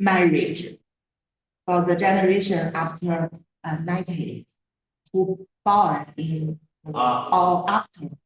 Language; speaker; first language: English; non-native, learner; Chinese